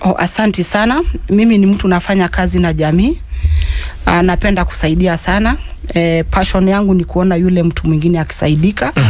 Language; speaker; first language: Swahili; non-native, local second language; Masai